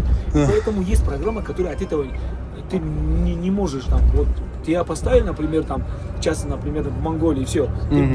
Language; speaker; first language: Russian; non-native, local second language; Tajik